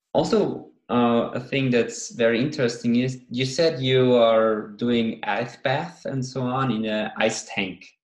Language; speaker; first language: English; non-native, fluent; German